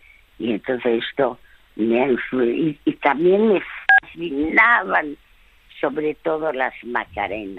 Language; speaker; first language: Spanish; early bilingual, other home language; French